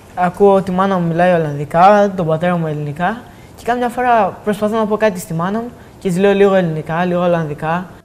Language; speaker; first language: Greek; non-native, fluent; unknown